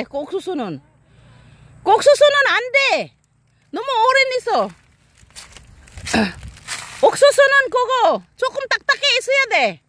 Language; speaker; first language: Korean; non-native, learner; Filipino